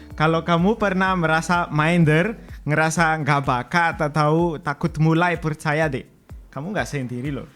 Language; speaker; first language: Indonesian; non-native, fluent; Malagasy